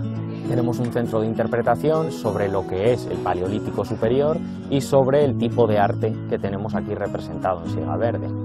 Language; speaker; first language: Spanish; native; Spanish